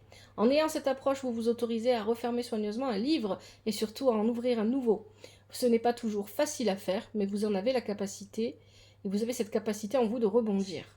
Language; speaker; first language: French; native; French